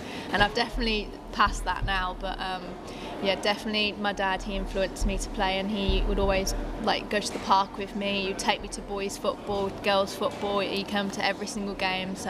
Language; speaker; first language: English; native; English